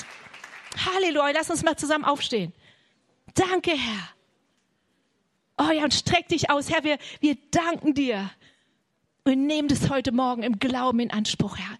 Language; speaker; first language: German; native; German